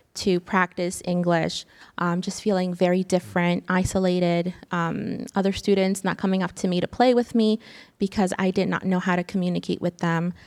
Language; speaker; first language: English; early bilingual, other home language; Spanish